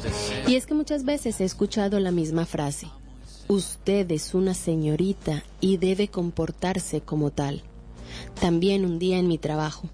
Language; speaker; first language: Spanish; native; Spanish